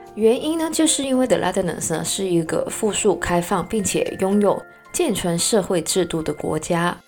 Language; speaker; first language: Chinese; non-native, local second language; Cantonese